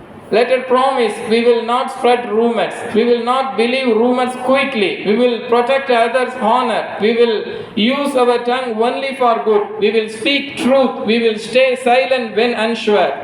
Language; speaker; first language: English; non-native, local second language; Tamil